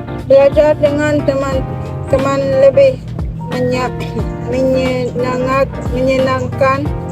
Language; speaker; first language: Indonesian; non-native, learner; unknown